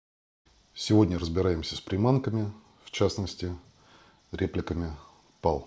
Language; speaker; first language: Russian; native; Russian